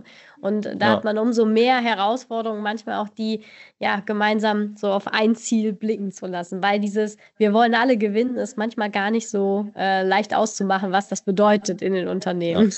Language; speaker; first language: German; native; German